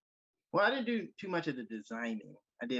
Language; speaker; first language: English; native; English